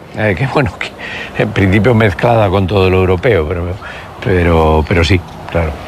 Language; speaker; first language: Spanish; native; Spanish